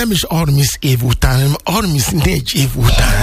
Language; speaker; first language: Hungarian; non-native, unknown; Yoruba